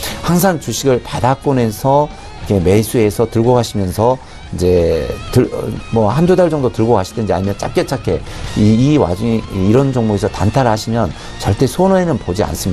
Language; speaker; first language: Korean; native; Korean